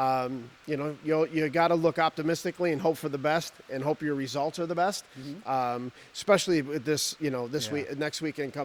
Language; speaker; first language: English; native; English